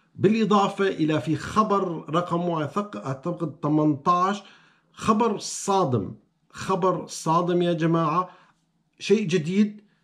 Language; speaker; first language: Arabic; native; Arabic